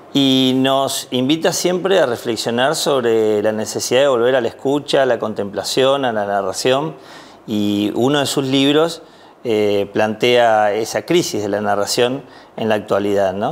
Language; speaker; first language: Spanish; native; Spanish